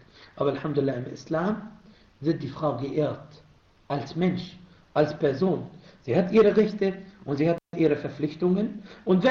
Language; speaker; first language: German; non-native, fluent; Arabic